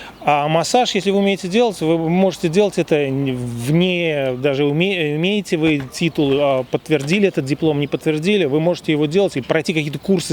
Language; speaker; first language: Russian; native; Russian